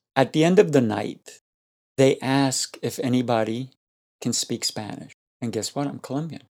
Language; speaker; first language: English; non-native, fluent; Spanish